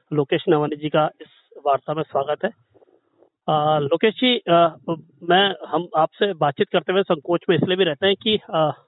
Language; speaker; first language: Hindi; native; Hindi